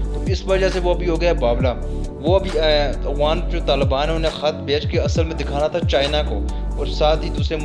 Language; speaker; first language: Hindi; non-native, local second language; Punjabi